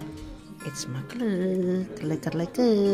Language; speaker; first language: Dutch; non-native, learner; Indonesian